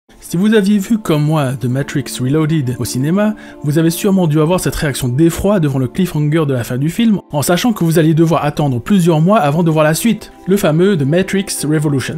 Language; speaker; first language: French; native; French